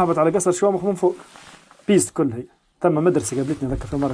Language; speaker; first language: Arabic; native; Arabic